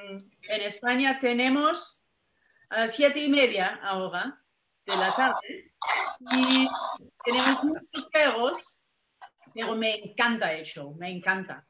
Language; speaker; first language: Spanish; non-native, fluent; German